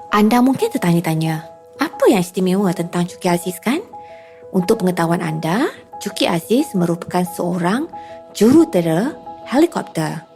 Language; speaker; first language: Malay; native; Malay